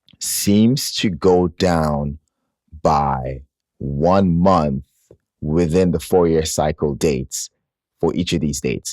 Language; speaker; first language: English; native; English